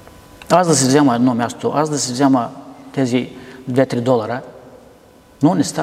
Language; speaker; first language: Bulgarian; non-native, local second language; Turkish